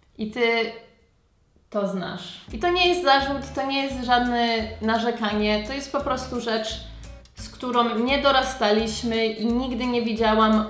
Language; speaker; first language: Polish; early bilingual, heritage; Polish